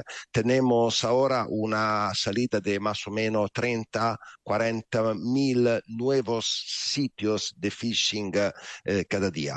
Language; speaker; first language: Spanish; non-native, learner; Italian